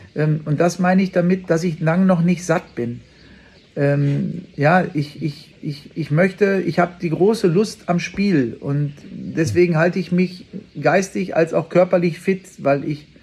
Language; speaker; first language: German; native; German